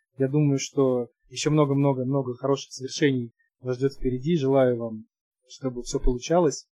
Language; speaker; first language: Russian; native; Russian